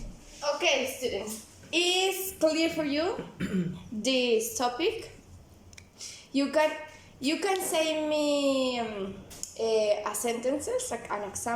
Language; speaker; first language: English; non-native, learner; Spanish